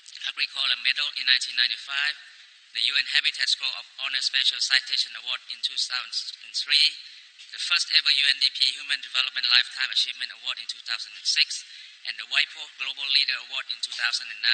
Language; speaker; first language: English; non-native, fluent; Thai